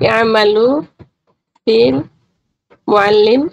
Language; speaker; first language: Arabic; non-native, learner; Bangla